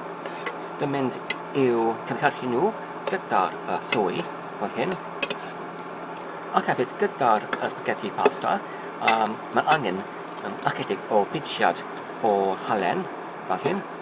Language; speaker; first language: Welsh; non-native, learner; Polish